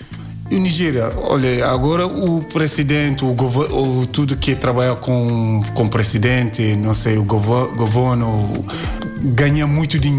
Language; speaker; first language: Portuguese; non-native, learner; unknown